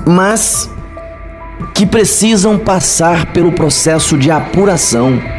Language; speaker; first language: Portuguese; native; Portuguese